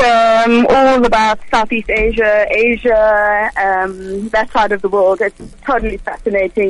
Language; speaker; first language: English; early bilingual, other home language; Hebrew